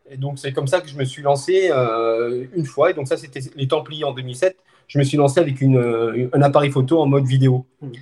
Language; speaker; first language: French; native; French